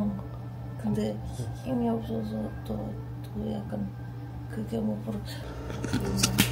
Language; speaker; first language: Korean; non-native, learner; Ukrainian